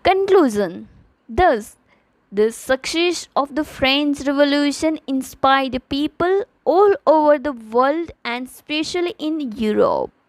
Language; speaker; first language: English; non-native, local second language; Gujarati